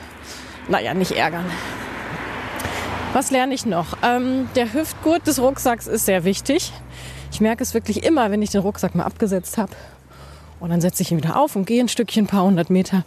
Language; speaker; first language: German; native; German